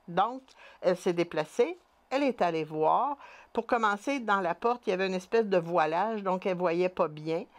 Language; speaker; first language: French; native; French